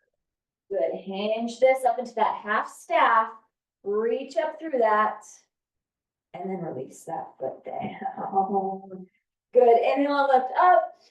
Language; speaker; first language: English; native; English